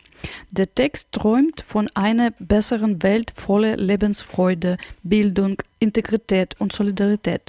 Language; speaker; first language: German; non-native, fluent; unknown